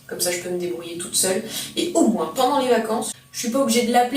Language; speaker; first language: French; native; French